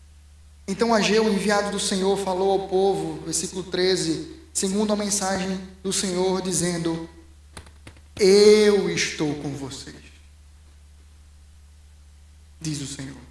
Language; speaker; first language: Portuguese; native; Portuguese